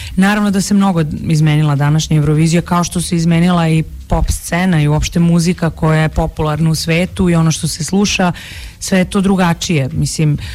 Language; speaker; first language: Serbian; native; Serbian